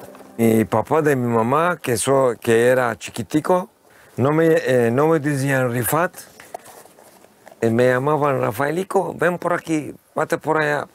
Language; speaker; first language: Spanish; early bilingual, heritage; Ladino